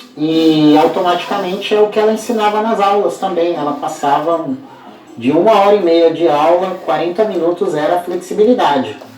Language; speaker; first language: Portuguese; native; Portuguese